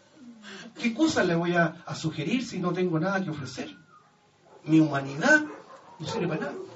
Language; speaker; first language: Spanish; native; Spanish